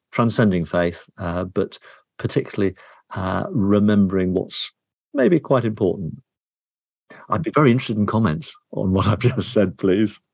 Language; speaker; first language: English; native; English